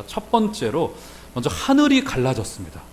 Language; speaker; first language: Korean; native; Korean